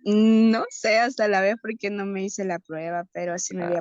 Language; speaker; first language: Spanish; native; Spanish